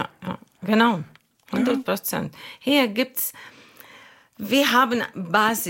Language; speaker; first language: German; non-native, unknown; Arabic